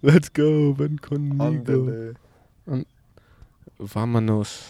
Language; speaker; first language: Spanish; non-native, learner; English